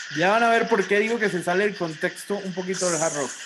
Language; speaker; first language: Spanish; native; Spanish